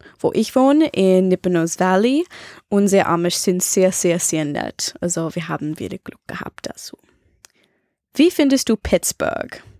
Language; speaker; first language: German; non-native, learner; English